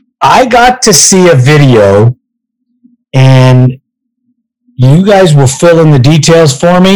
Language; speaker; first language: English; native; English